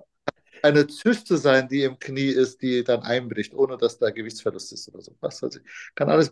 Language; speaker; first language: German; non-native, fluent; Turkish